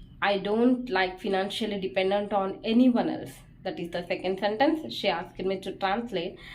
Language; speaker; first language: English; non-native, local second language; Telugu